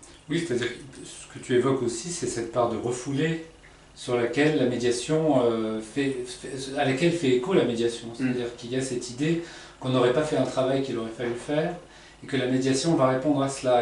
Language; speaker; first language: French; native; French